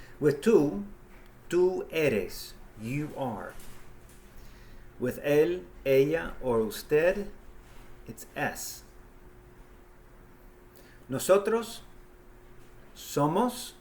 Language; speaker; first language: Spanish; non-native, fluent; English